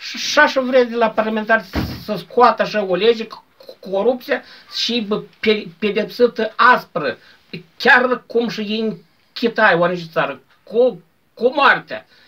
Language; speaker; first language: Romanian; native; Romanian